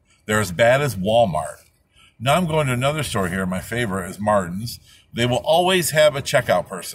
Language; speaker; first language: English; native; English